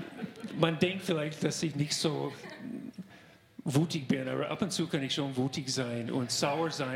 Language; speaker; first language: German; non-native, fluent; English